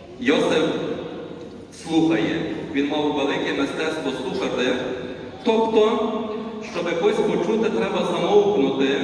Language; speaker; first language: Ukrainian; native; Ukrainian